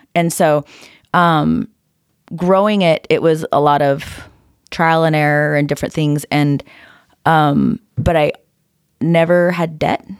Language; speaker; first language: English; native; English